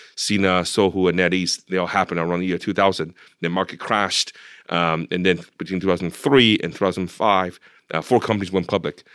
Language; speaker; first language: English; non-native, fluent; Chinese